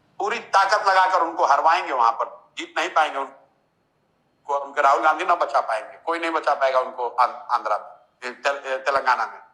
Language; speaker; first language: Hindi; native; Hindi